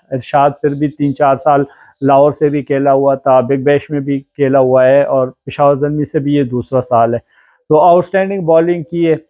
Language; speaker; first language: Urdu; non-native, local second language; Pashto